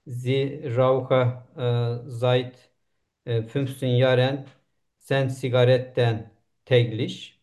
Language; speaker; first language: German; non-native, learner; Turkish